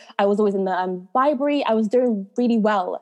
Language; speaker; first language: English; native; English